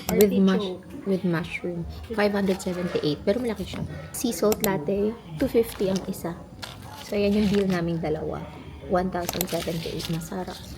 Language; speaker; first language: Filipino; non-native, local second language; Cebuano